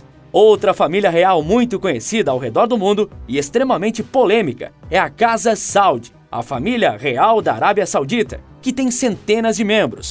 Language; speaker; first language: Portuguese; native; Portuguese